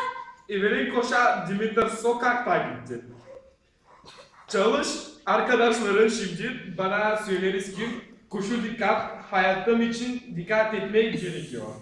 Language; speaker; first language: Turkish; non-native, learner; Bulgarian